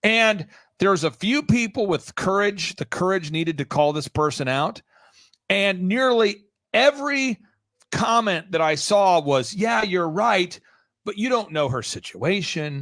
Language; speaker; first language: English; native; English